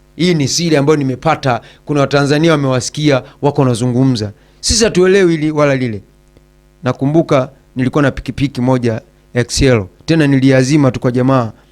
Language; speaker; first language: Swahili; native; Swahili